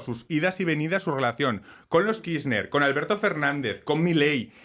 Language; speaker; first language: Spanish; native; Spanish